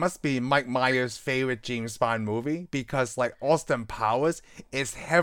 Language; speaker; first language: English; non-native, local second language; Cantonese